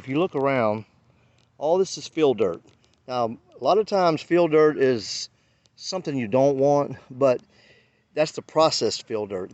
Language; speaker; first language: English; native; English